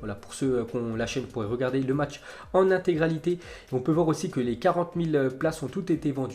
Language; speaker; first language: French; native; French